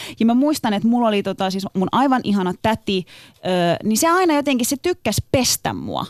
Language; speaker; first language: Finnish; early bilingual, other home language; Turkish